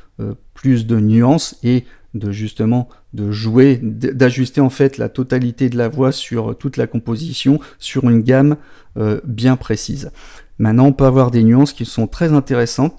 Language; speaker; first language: French; native; French